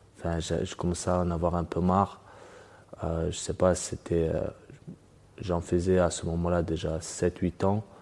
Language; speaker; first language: French; early bilingual, other home language; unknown